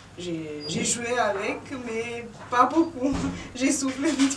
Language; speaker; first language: French; non-native, fluent; Serbian